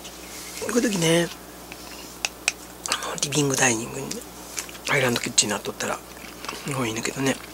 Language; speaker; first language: Japanese; native; Japanese